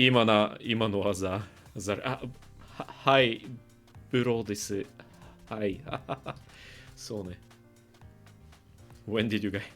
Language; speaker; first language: Japanese; non-native, learner; English